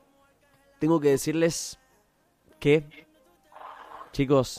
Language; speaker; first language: Spanish; native; Spanish